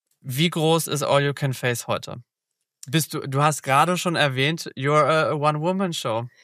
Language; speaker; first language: German; early bilingual, other home language; Polish